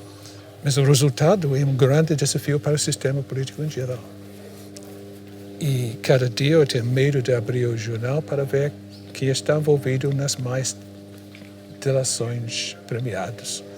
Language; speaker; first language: Portuguese; non-native, fluent; English